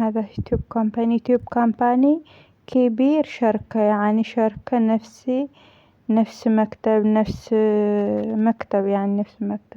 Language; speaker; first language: Arabic; non-native, learner; Amharic